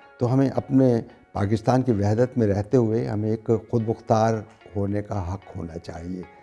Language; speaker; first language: Urdu; non-native, local second language; Punjabi